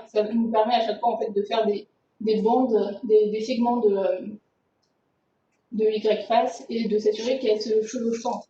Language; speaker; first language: French; native; French